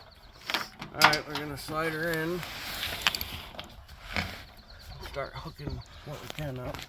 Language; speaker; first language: English; native; English